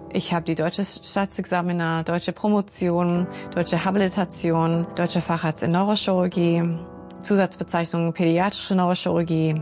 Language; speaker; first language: German; non-native, fluent; English